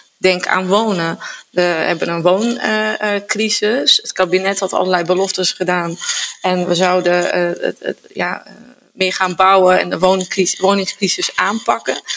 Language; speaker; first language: Dutch; native; Dutch